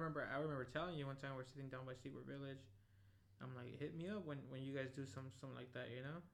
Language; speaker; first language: English; early bilingual, other home language; Spanish